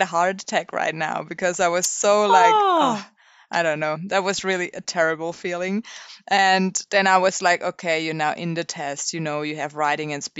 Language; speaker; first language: English; non-native, fluent; German